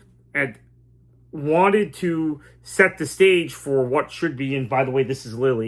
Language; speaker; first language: English; native; English